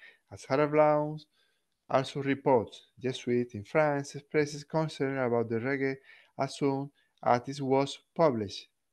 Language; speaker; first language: English; non-native, fluent; Spanish